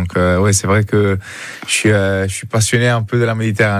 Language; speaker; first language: French; non-native, fluent; Italian